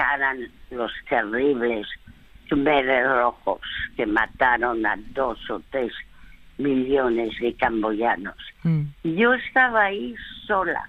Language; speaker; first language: Spanish; early bilingual, other home language; French